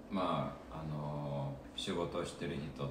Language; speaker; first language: Japanese; non-native, fluent; Lithuanian